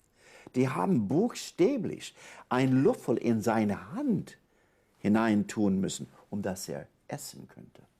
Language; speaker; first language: German; non-native, fluent; English